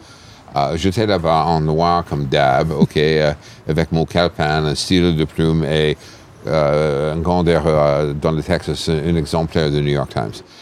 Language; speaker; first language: French; non-native, fluent; English